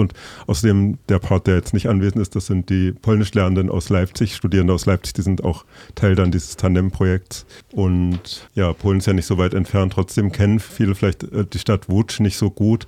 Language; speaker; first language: German; native; German